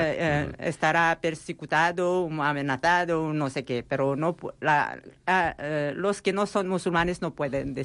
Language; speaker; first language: Spanish; non-native, learner; Arabic